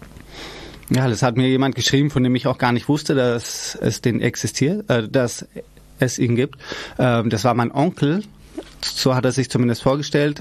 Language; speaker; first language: German; early bilingual, other home language; Persian